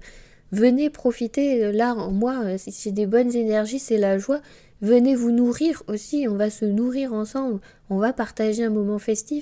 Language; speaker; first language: French; native; French